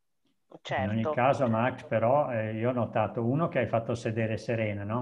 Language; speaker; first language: Italian; native; Italian